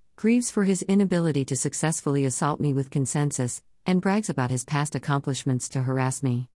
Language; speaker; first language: English; non-native, local second language; Tamil